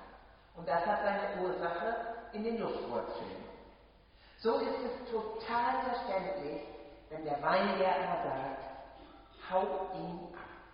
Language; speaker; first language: German; native; German